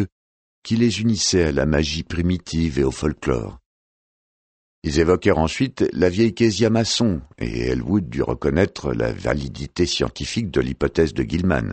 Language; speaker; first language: French; native; French